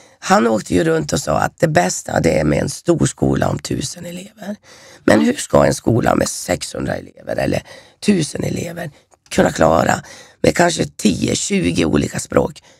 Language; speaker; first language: Swedish; native; Swedish